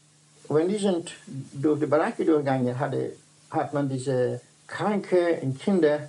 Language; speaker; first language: German; non-native, learner; Dutch